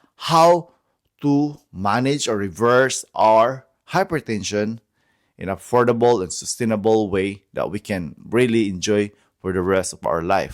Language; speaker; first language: English; non-native, fluent; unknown